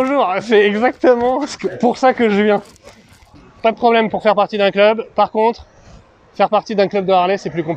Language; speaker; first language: French; native; French